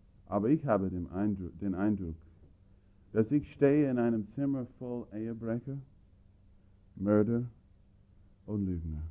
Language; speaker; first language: German; non-native, fluent; English